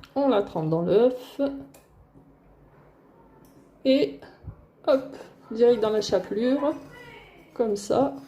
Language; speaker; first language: French; native; French